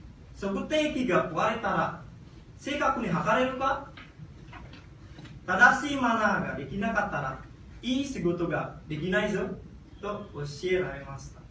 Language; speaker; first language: Japanese; non-native, learner; Indonesian